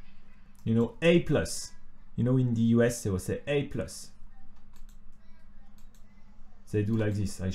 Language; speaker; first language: English; non-native, fluent; French